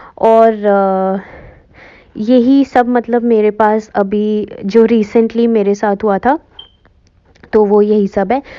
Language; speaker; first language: Hindi; native; Hindi